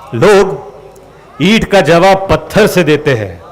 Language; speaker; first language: Hindi; non-native, local second language; Marathi